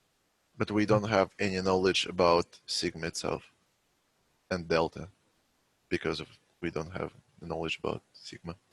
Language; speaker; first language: English; non-native, fluent; Russian